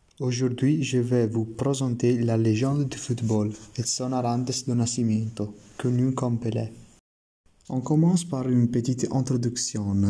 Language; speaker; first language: French; non-native, learner; Italian